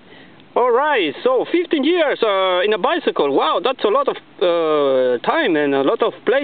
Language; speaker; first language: English; non-native, learner; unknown